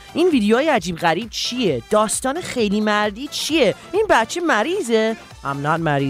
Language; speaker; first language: Persian; non-native, learner; English